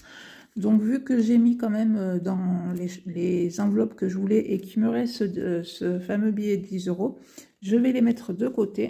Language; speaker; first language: French; native; French